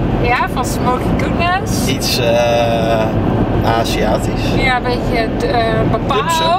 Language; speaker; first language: Dutch; native; Dutch